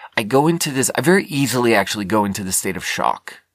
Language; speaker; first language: English; non-native, fluent; Swedish